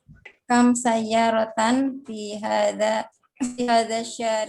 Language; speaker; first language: Arabic; non-native, learner; Indonesian